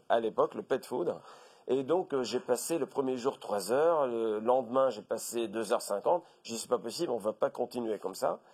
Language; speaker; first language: French; non-native, local second language; Arabic